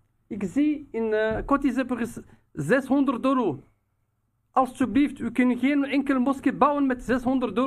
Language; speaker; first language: Dutch; non-native, fluent; Riffian